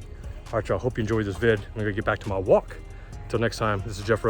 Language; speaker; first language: English; native; English